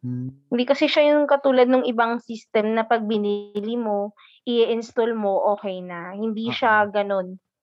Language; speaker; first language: Filipino; non-native, local second language; Hiligaynon